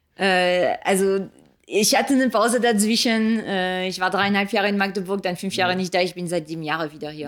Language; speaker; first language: German; early bilingual, other home language; French